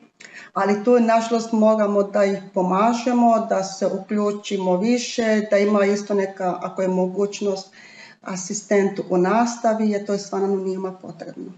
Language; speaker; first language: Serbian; non-native, local second language; Romany